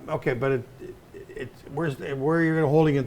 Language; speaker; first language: English; native; English